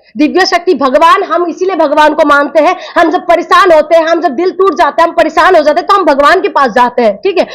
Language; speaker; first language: Hindi; non-native, local second language; Assamese